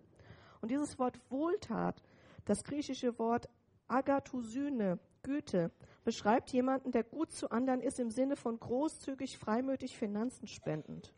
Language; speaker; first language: German; native; German